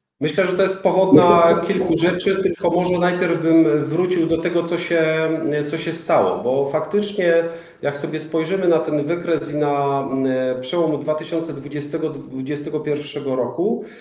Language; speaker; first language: Polish; native; Polish